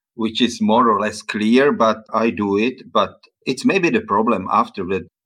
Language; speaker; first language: English; non-native, fluent; Czech